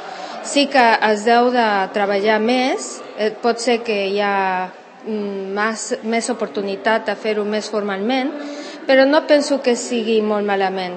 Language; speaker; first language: Catalan; non-native, local second language; Spanish